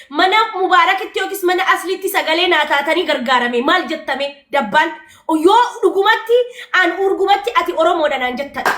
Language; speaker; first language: Oromo; non-native, local second language; Amharic